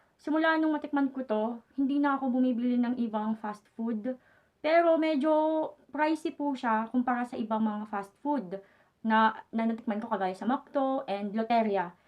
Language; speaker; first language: Filipino; native; Filipino